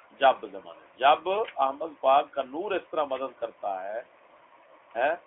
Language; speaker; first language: Urdu; non-native, local second language; Punjabi